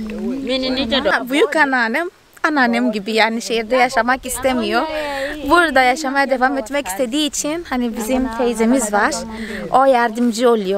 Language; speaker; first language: Turkish; non-native, fluent; Portuguese